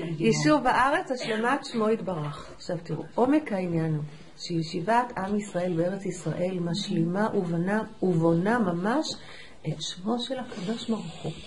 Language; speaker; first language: Hebrew; native; Hebrew